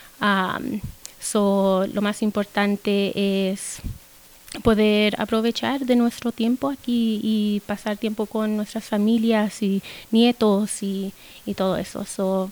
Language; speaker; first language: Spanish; early bilingual, heritage; Spanish